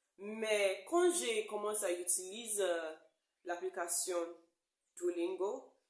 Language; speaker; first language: French; non-native, learner; English